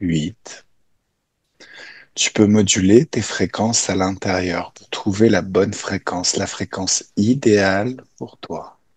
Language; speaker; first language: French; native; French